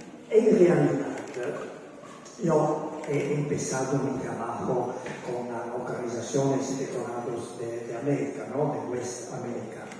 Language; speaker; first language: Spanish; non-native, learner; Italian